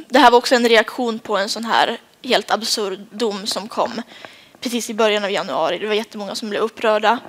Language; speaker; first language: Swedish; native; Swedish